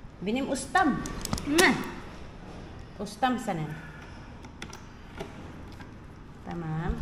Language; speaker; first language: Turkish; non-native, learner; Filipino